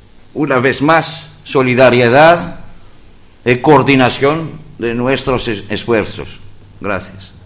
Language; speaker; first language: Spanish; non-native, learner; Greek